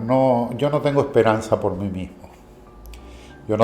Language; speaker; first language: Spanish; native; Spanish